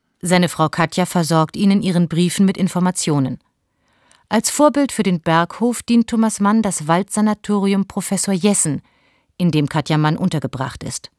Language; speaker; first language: German; native; German